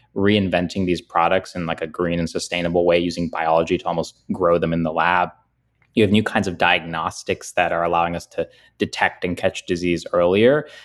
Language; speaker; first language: English; native; English